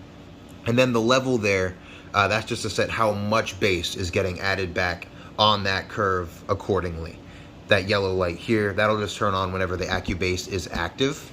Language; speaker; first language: English; native; English